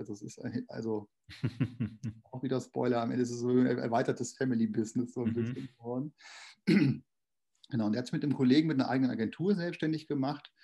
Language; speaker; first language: German; native; German